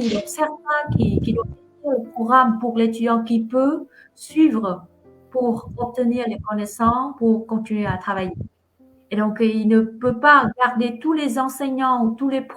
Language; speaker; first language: French; non-native, fluent; Vietnamese